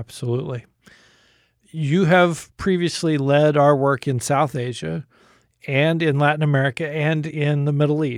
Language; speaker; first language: English; native; English